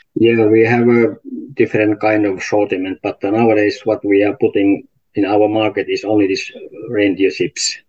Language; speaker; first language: English; non-native, learner; Finnish